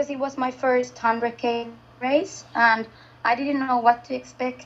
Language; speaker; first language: English; non-native, fluent; Finnish